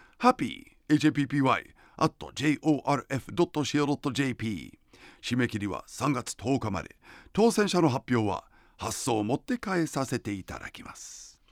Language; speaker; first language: Japanese; non-native, fluent; English